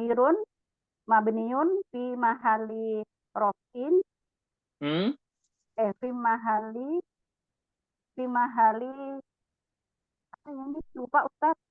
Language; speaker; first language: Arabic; non-native, learner; Indonesian